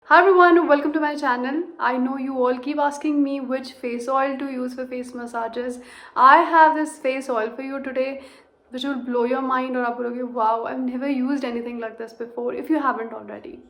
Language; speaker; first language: English; non-native, local second language; Hindi